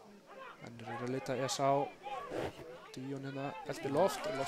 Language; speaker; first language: Icelandic; native; Icelandic